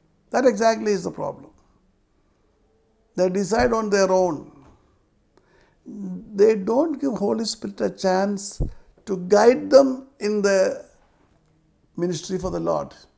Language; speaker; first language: English; non-native, local second language; Malayalam